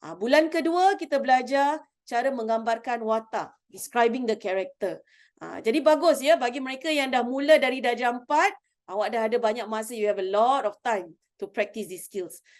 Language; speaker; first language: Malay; native; Malay